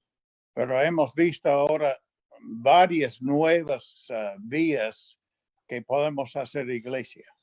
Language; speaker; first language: Spanish; non-native, fluent; English